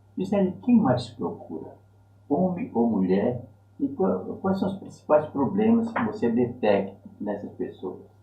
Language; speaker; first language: Portuguese; native; Portuguese